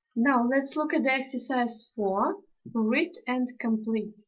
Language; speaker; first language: English; non-native, fluent; Russian